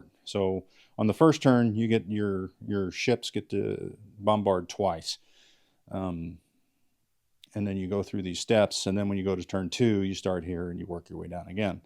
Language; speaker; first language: English; native; English